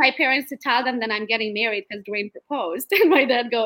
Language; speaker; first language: English; non-native, fluent; Romanian